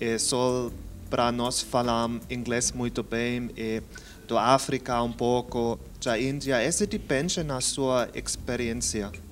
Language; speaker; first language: Portuguese; non-native, learner; English